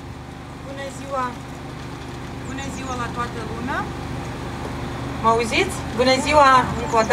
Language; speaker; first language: Romanian; non-native, local second language; Russian